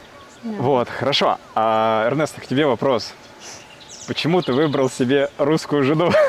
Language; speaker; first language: Russian; native; Russian